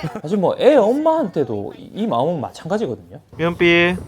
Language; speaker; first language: Korean; native; Korean